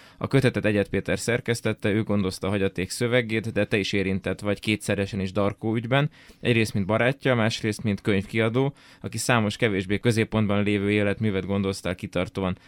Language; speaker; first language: Hungarian; native; Hungarian